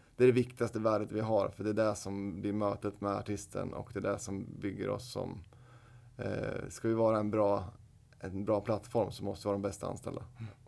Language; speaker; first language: Swedish; native; Swedish